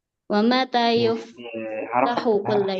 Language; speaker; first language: Arabic; non-native, learner; Indonesian